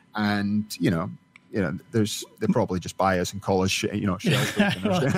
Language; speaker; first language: English; native; English